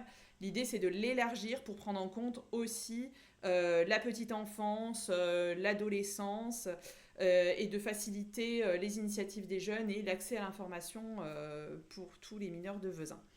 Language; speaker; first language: French; native; French